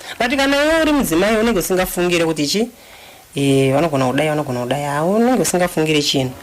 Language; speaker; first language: Shona; non-native, fluent; Luba-Lulua